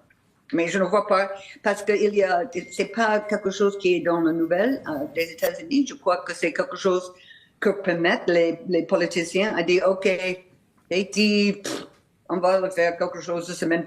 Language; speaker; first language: French; non-native, fluent; English